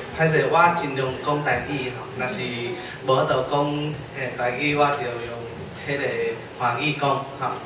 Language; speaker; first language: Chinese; non-native, fluent; Vietnamese